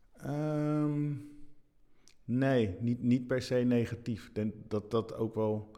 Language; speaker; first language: Dutch; early bilingual, other home language; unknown